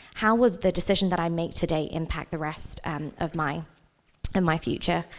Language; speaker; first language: English; native; English